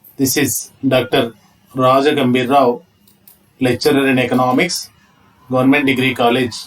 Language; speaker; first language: English; non-native, local second language; Telugu